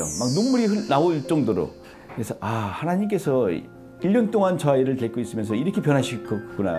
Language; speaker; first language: Korean; native; Korean